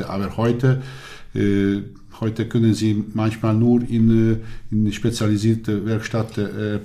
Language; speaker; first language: German; non-native, learner; Hungarian